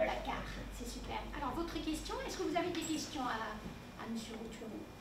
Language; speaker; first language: French; native; French